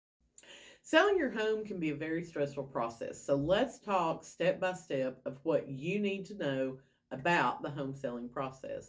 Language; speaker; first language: English; native; English